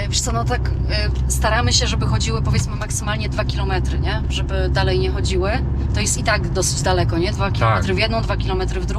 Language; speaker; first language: Polish; native; Polish